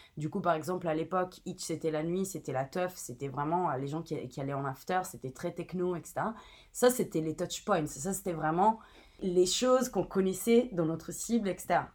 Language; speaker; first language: French; non-native, fluent; Italian